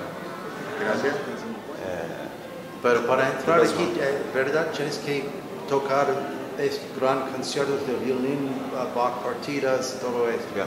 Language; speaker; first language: Spanish; non-native, learner; English